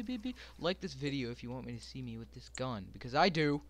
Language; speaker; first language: English; native; English